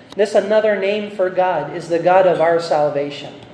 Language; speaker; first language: English; non-native, local second language; Filipino